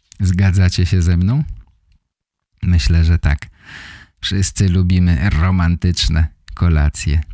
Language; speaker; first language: Polish; native; Polish